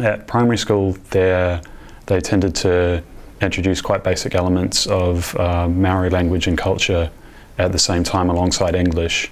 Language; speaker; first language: English; native; English